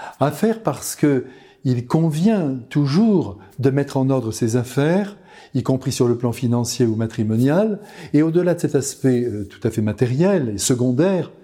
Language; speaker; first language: French; native; French